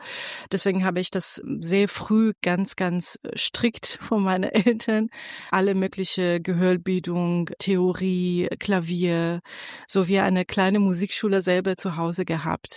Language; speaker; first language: German; non-native, fluent; Persian